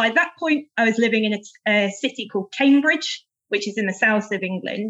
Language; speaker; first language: English; native; English